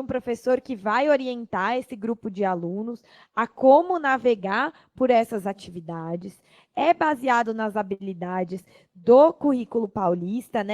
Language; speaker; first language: Portuguese; native; Portuguese